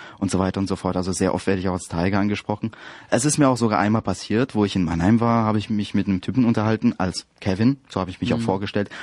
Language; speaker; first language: German; early bilingual, other home language; French